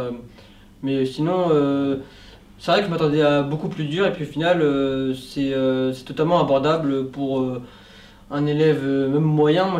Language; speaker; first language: French; native; French